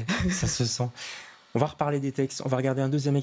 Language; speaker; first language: French; native; French